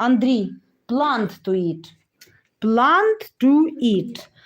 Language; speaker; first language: English; non-native, fluent; Ukrainian